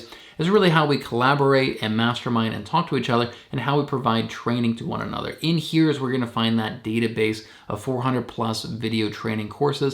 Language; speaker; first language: English; native; English